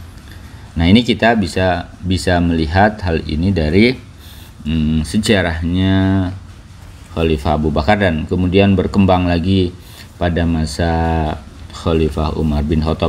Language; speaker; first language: Indonesian; native; Indonesian